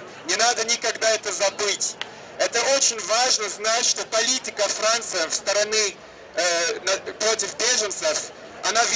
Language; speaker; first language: Russian; non-native, fluent; French